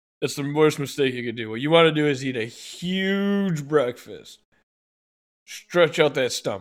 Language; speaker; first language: English; native; English